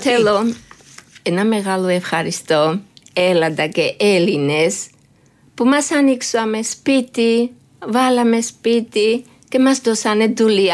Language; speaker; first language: Greek; non-native, learner; Georgian